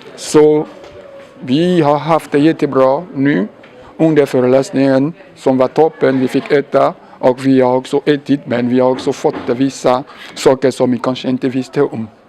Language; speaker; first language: Swedish; non-native, fluent; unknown